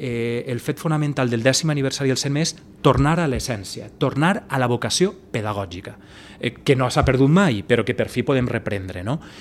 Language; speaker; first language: Catalan; native; Catalan